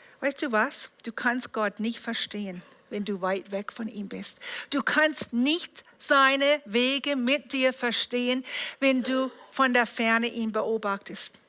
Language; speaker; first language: German; non-native, fluent; English